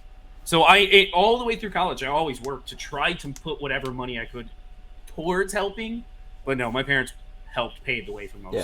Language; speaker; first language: English; native; English